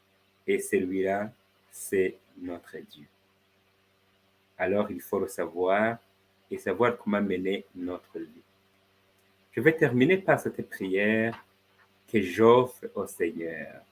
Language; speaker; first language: French; non-native, fluent; Spanish